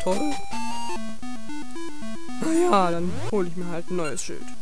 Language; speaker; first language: German; native; German